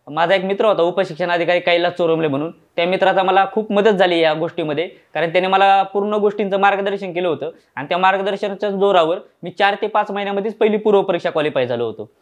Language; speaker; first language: Marathi; native; Marathi